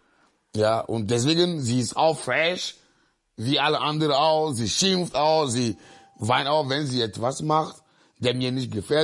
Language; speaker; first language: German; non-native, learner; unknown